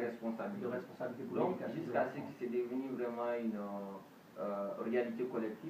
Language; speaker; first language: French; non-native, local second language; Bambara